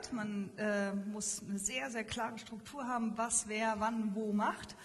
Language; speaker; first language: German; native; German